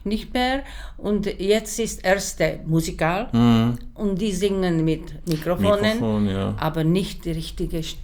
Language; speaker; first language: German; non-native, learner; Czech